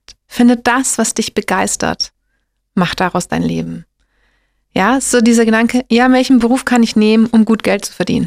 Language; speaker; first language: German; native; German